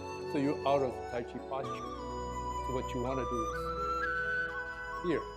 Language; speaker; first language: English; native; English